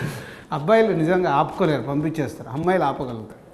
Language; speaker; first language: Telugu; native; Telugu